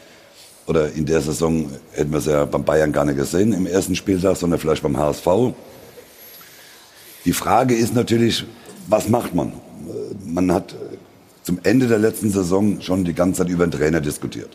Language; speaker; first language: German; native; German